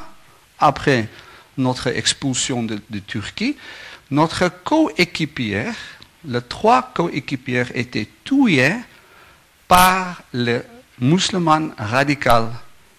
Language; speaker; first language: French; non-native, learner; Afrikaans